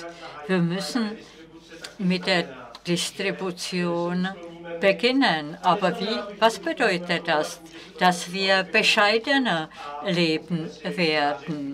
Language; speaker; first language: German; non-native, fluent; Czech